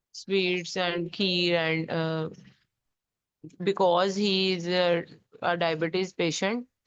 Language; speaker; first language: English; non-native, learner; Urdu